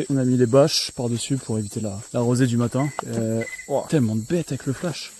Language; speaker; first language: French; native; French